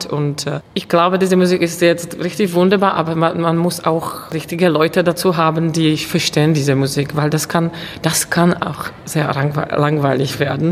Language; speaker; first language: German; non-native, fluent; Czech